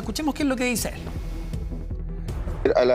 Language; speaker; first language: Spanish; native; Spanish